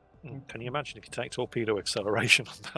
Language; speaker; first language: English; native; English